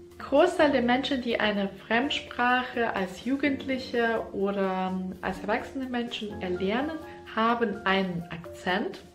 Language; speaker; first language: German; non-native, fluent; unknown